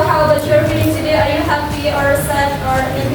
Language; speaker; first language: English; non-native, learner; Indonesian